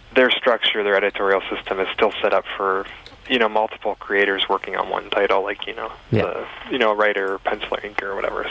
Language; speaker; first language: English; native; English